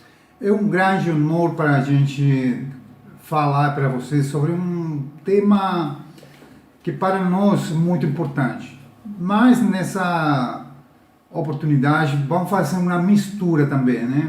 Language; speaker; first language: Portuguese; non-native, learner; Spanish